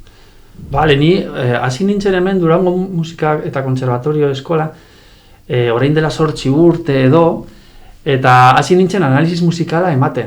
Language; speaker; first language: Basque; non-native, local second language; Spanish